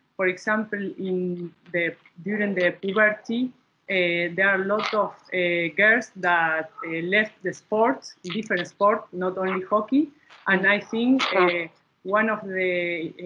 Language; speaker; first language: English; non-native, learner; Spanish